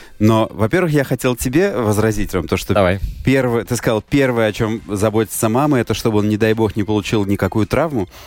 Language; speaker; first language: Russian; native; Russian